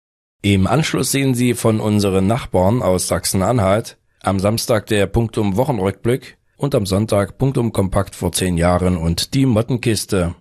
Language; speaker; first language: German; native; German